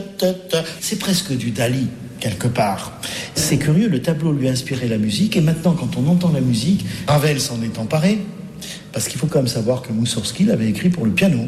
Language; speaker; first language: French; native; French